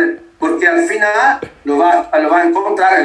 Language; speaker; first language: Spanish; non-native, learner; Italian